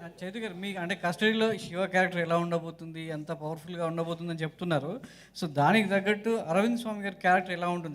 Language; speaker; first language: Telugu; native; Telugu